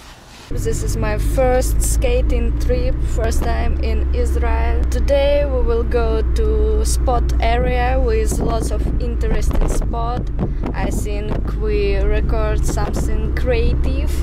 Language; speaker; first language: English; non-native, learner; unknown